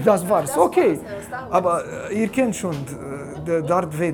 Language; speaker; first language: German; non-native, fluent; Romanian